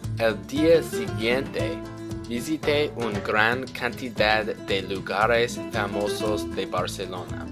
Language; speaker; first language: Spanish; non-native, learner; English